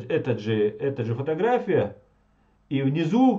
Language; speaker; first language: Russian; non-native, local second language; Chechen